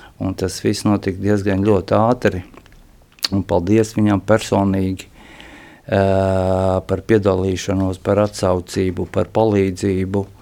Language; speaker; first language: Latvian; non-native, local second language; Russian